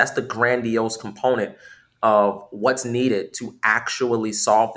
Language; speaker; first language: English; native; English